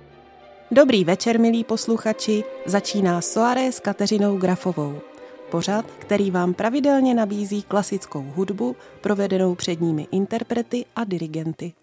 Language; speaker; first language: Czech; native; Czech